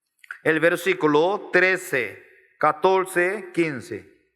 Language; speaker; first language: Spanish; non-native, learner; Korean